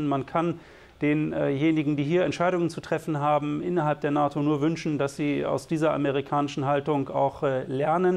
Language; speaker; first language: German; native; German